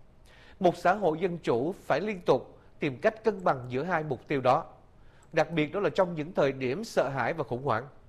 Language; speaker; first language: Vietnamese; native; Vietnamese